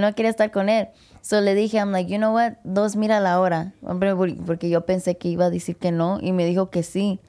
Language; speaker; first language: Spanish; early bilingual, heritage; English